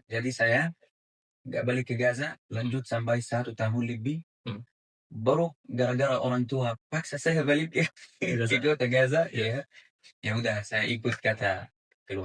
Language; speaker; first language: Indonesian; non-native, fluent; Arabic